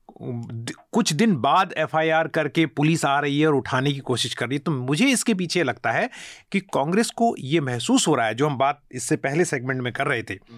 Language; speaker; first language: Hindi; native; Hindi